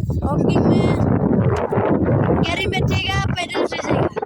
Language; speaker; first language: Hindi; non-native, local second language; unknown